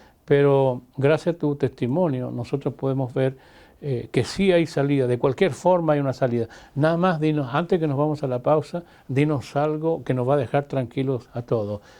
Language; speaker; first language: Spanish; native; Spanish